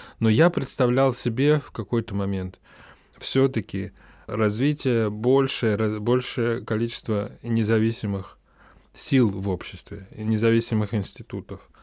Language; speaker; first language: Russian; native; Russian